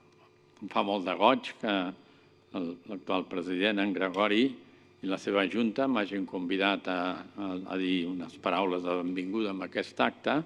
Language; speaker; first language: Catalan; native; Catalan